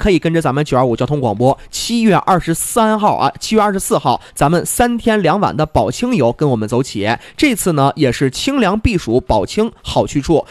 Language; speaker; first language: Chinese; native; Chinese